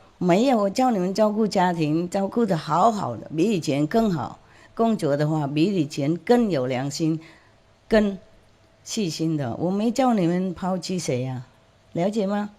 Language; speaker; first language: Chinese; non-native, fluent; Vietnamese